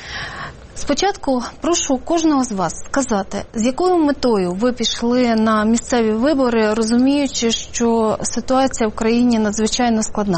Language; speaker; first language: Ukrainian; native; Ukrainian